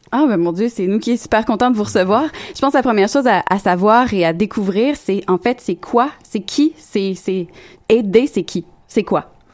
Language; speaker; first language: French; native; French